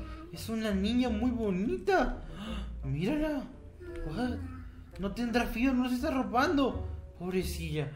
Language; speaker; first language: Spanish; native; Spanish